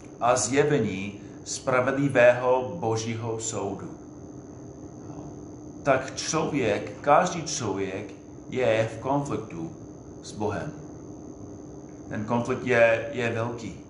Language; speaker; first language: Czech; non-native, fluent; English